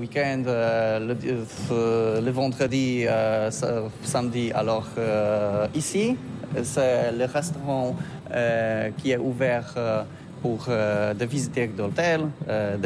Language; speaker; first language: French; non-native, learner; Polish